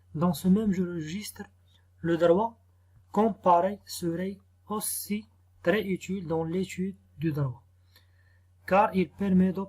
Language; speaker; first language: French; non-native, local second language; Arabic